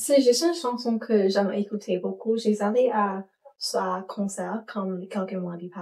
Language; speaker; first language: French; non-native, learner; English